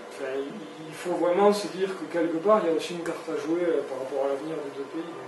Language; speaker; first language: French; native; French